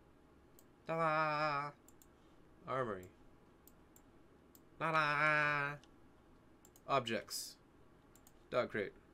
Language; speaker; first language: English; native; English